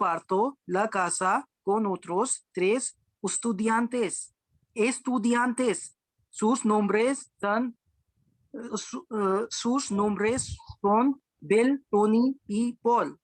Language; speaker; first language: Spanish; non-native, learner; Hindi